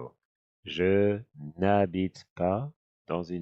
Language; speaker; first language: French; non-native, fluent; English